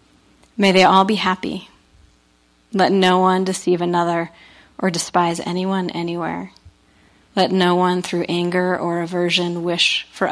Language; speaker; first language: English; native; English